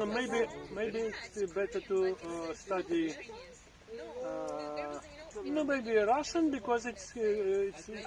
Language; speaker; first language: English; non-native, learner; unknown